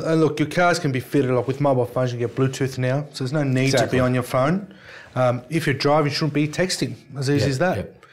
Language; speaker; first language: English; native; English